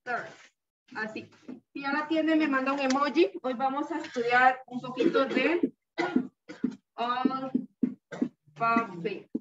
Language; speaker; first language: Spanish; native; Spanish